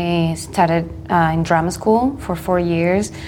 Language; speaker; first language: English; non-native, fluent; Spanish